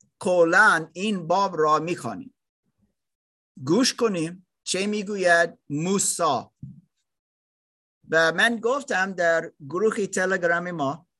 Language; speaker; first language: Persian; non-native, learner; German